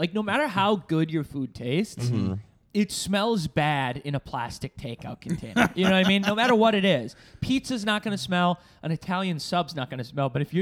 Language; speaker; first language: English; native; English